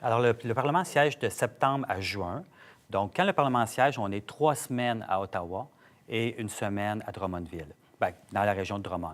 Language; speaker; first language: French; native; French